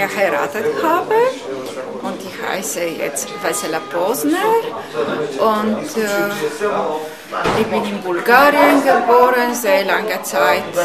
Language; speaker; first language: German; non-native, fluent; Bulgarian